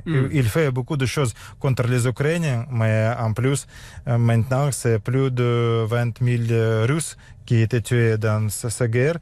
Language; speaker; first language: French; non-native, learner; Russian